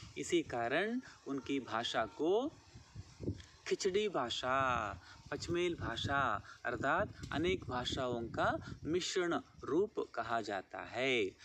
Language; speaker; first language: Hindi; non-native, local second language; Telugu